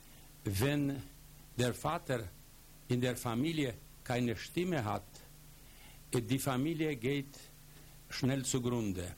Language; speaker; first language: German; non-native, fluent; Polish